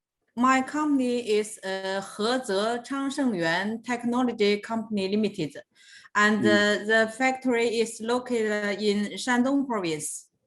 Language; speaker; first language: English; non-native, fluent; Chinese